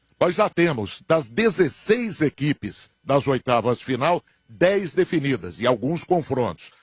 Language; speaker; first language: Portuguese; native; Portuguese